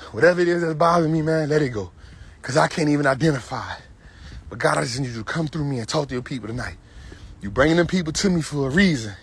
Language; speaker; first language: English; native; English